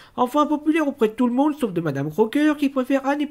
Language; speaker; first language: French; native; French